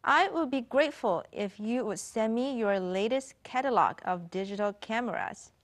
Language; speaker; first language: English; non-native, fluent; Chinese